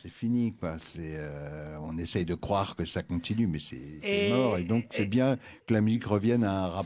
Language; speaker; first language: French; native; French